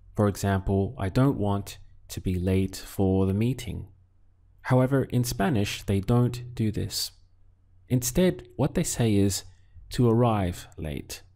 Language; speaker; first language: English; native; English